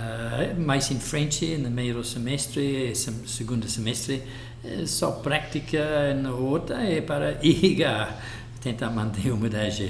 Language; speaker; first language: Portuguese; non-native, local second language; English